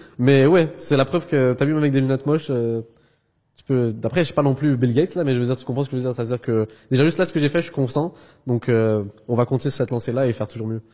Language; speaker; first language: French; early bilingual, other home language; Arabic